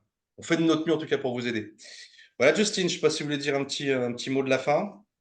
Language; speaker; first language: French; native; French